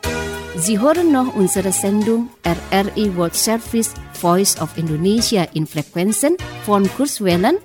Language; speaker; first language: German; non-native, fluent; Indonesian